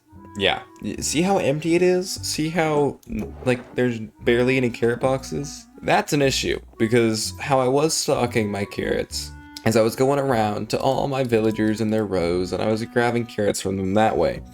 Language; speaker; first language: English; native; English